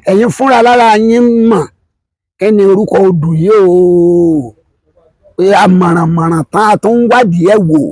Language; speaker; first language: Yoruba; native; Yoruba